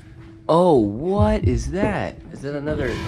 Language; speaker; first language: English; native; English